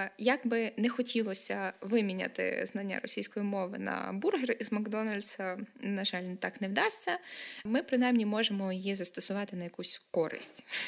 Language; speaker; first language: Ukrainian; native; Ukrainian